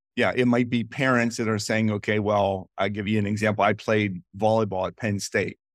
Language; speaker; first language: English; native; English